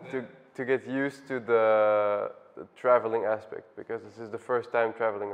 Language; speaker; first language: English; non-native, fluent; Dutch